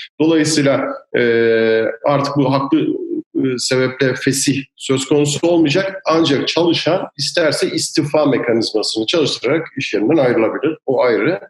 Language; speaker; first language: Turkish; native; Turkish